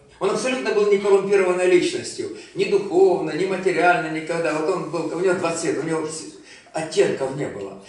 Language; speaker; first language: Russian; native; Russian